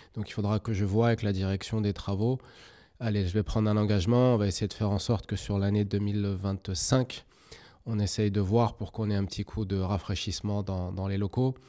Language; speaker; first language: French; native; French